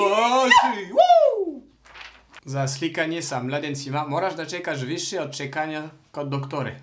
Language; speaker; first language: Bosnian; non-native, learner; French